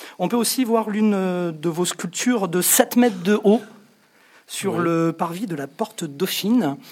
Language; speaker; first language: French; native; French